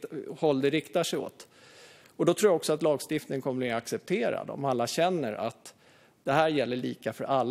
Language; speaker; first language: Swedish; native; Swedish